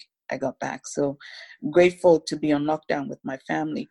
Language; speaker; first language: English; non-native, local second language; Yoruba